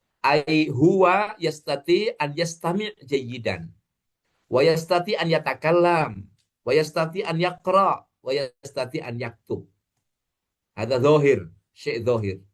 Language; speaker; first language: Arabic; non-native, fluent; Indonesian